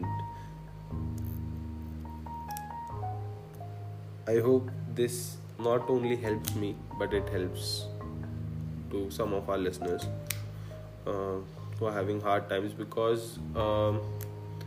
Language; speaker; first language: English; non-native, local second language; Hindi